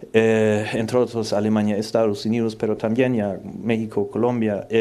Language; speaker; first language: Spanish; non-native, fluent; German